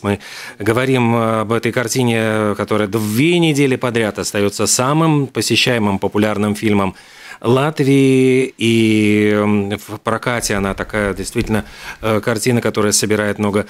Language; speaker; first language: Russian; native; Russian